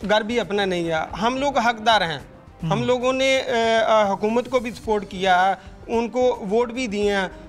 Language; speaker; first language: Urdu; non-native, local second language; Punjabi